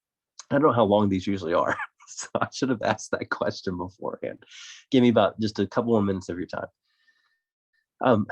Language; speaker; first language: English; native; English